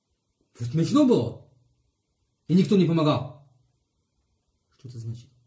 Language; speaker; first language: Russian; non-native, learner; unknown